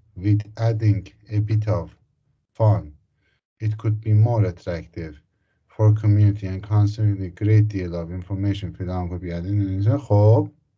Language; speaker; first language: English; non-native, fluent; Azerbaijani